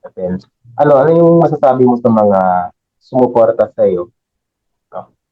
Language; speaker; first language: Filipino; native; Filipino